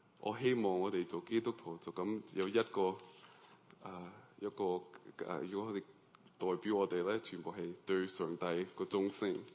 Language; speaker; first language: Cantonese; early bilingual, heritage; Cantonese